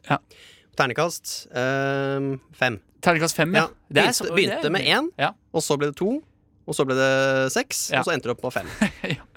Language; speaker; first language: Norwegian; native; Norwegian